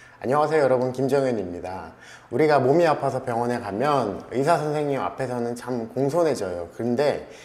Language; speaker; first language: Korean; native; Korean